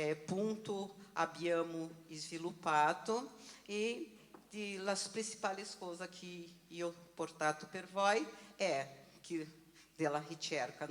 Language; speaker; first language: Italian; non-native, learner; Portuguese